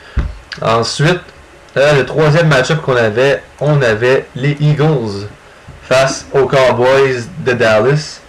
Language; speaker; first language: French; native; French